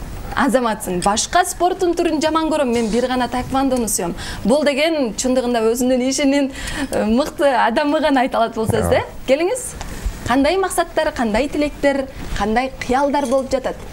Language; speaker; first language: Kyrgyz; native; Kyrgyz